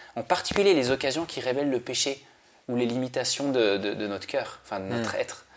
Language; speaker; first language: French; native; French